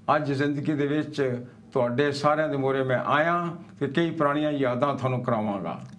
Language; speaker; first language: Punjabi; early bilingual, heritage; Punjabi